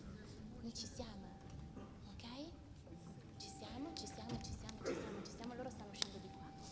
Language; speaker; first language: Italian; native; Italian